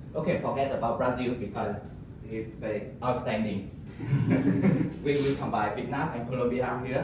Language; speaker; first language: English; non-native, learner; Vietnamese